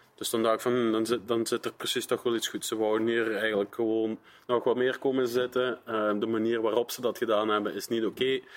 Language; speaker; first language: Dutch; native; Dutch